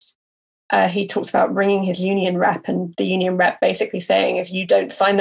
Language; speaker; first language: English; native; English